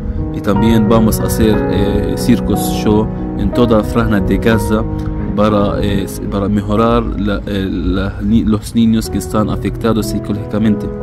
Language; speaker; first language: Spanish; non-native, fluent; Arabic